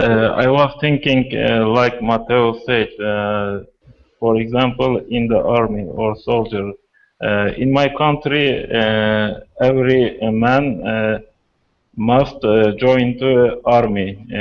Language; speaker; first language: English; non-native, learner; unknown